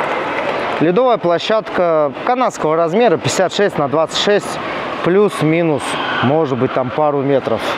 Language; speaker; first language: Russian; native; Russian